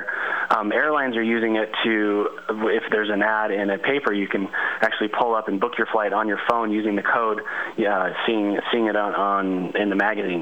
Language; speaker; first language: English; native; English